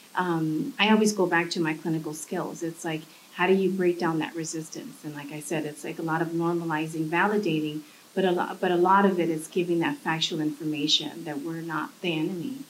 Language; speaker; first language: English; early bilingual, other home language; Spanish